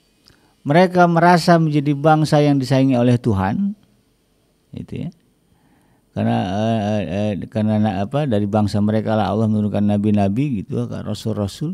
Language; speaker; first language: Indonesian; native; Indonesian